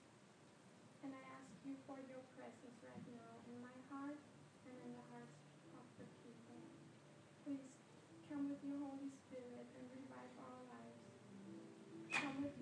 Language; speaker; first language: English; non-native, fluent; German